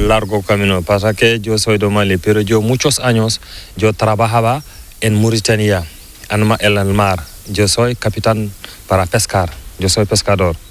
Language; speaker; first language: Spanish; non-native, learner; Fula